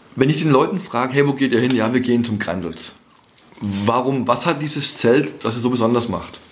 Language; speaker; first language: German; native; German